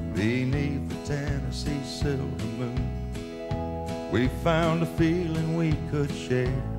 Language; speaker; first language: English; native; English